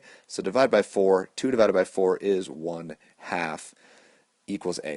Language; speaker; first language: English; native; English